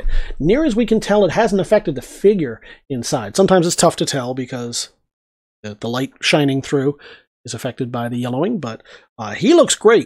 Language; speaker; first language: English; native; English